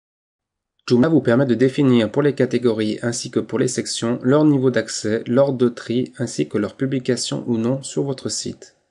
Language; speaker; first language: French; native; French